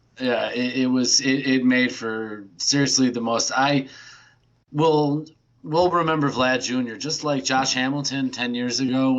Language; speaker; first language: English; native; English